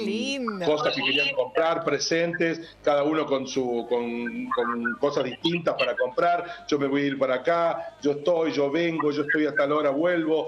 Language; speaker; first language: Spanish; native; Spanish